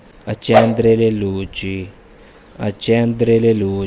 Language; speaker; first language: Italian; non-native, fluent; Urdu